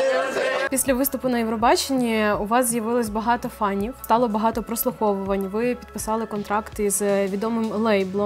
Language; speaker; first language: Ukrainian; native; Ukrainian